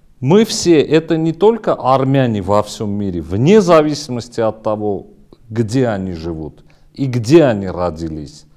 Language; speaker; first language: Russian; non-native, local second language; Armenian